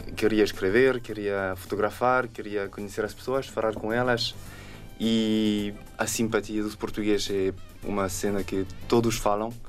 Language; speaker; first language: Portuguese; non-native, fluent; French